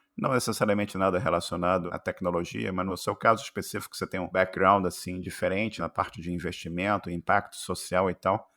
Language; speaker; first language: Portuguese; native; Portuguese